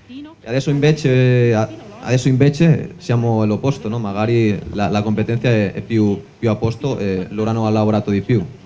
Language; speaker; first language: Italian; non-native, fluent; Spanish